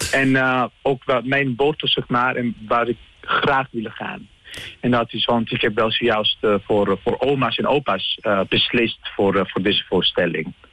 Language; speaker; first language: Dutch; non-native, learner; Italian